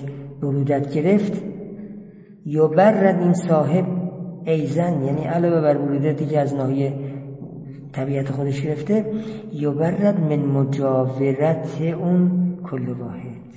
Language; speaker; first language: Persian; native; Persian